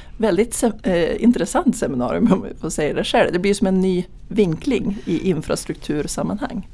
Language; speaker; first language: Swedish; native; Swedish